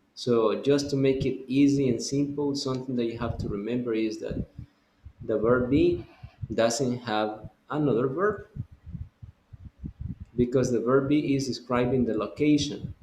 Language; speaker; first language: English; non-native, fluent; Spanish